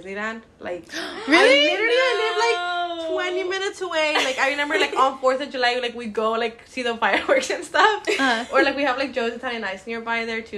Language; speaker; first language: English; early bilingual, other home language; Spanish